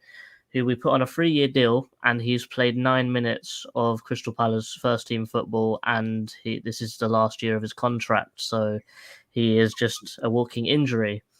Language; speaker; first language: English; native; English